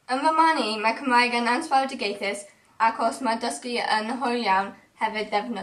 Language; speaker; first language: Welsh; non-native, local second language; English